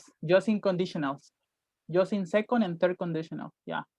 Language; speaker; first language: English; non-native, fluent; Spanish